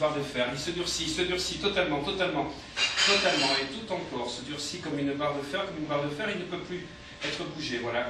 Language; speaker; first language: French; native; French